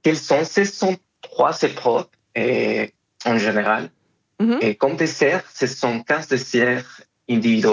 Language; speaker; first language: French; non-native, fluent; Spanish